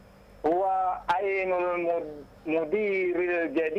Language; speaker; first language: Arabic; non-native, learner; Indonesian